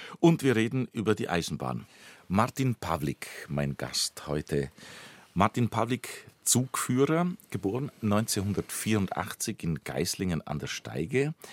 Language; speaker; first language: German; native; German